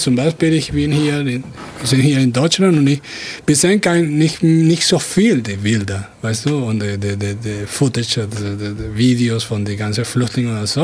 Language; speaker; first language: German; non-native, fluent; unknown